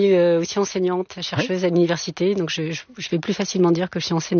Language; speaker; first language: French; native; French